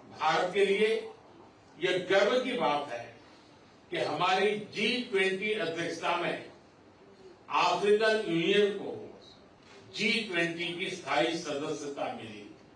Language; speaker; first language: Hindi; non-native, local second language; Gujarati